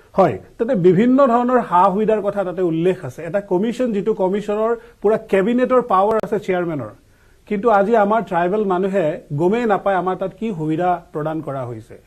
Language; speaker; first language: Assamese; non-native, local second language; Mising